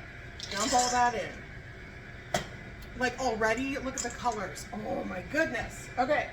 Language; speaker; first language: English; native; English